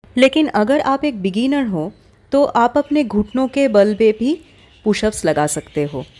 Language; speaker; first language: Hindi; native; Hindi